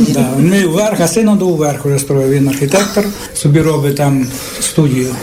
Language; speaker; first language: Ukrainian; native; Ukrainian